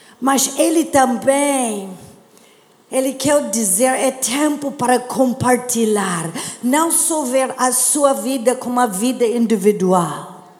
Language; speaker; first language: Portuguese; non-native, learner; English